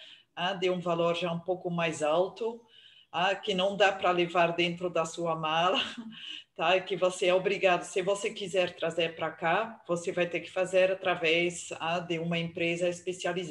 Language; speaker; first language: Portuguese; non-native, fluent; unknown